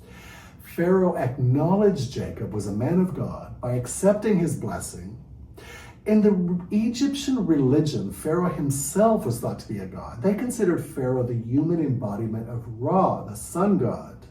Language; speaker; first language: English; native; English